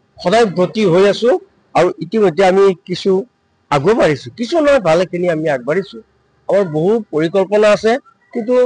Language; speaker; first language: Assamese; native; Assamese